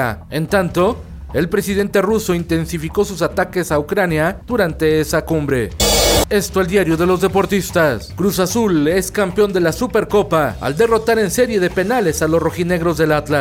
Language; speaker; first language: Spanish; native; Spanish